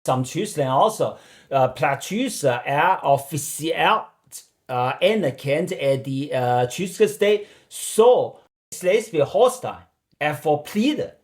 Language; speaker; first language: Danish; non-native, learner; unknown